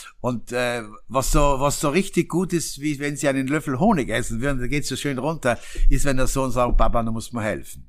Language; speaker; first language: German; native; German